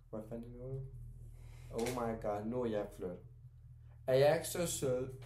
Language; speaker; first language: Danish; non-native, learner; Turkish